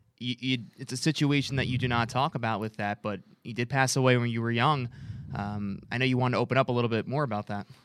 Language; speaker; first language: English; native; English